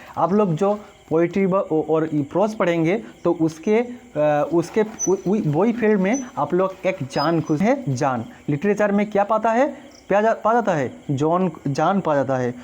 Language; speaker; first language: Hindi; non-native, local second language; Bangla